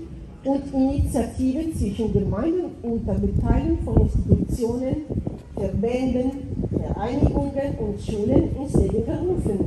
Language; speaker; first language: German; non-native, fluent; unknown